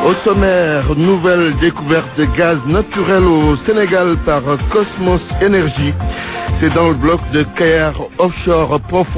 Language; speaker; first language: French; non-native, local second language; Wolof